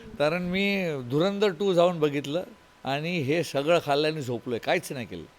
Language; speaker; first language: Marathi; non-native, local second language; Tulu